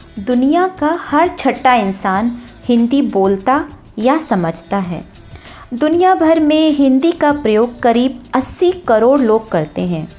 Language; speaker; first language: Hindi; native; Hindi